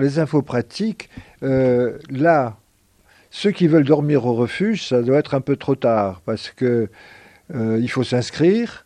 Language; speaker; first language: French; native; French